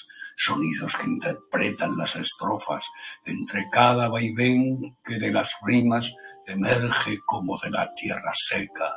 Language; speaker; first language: Spanish; native; Spanish